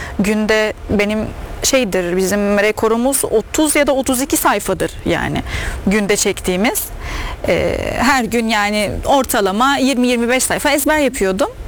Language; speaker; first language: Turkish; non-native, fluent; Arabic